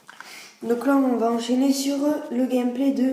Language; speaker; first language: French; native; French